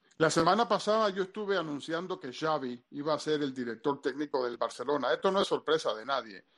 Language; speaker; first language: Spanish; early bilingual, heritage; Spanish